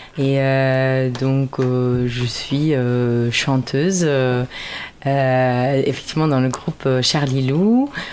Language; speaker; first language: French; non-native, fluent; German